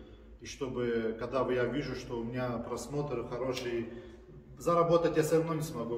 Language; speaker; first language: Russian; early bilingual, heritage; Russian